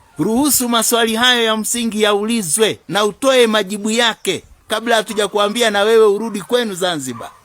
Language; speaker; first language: Swahili; native; Swahili